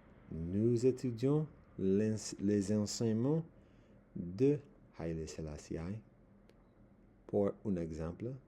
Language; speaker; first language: French; non-native, learner; English